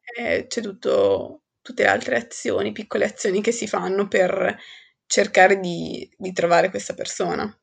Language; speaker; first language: Italian; early bilingual, other home language; Arabic